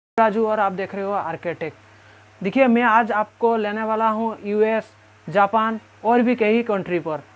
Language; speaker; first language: Hindi; non-native, local second language; Bangla